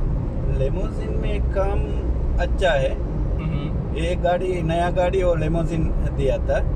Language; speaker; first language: Hindi; non-native, learner; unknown